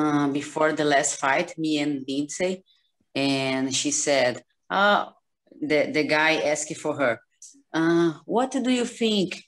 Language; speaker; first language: English; non-native, learner; Portuguese